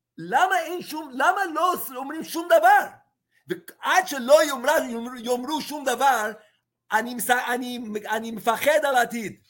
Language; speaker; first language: Hebrew; non-native, fluent; English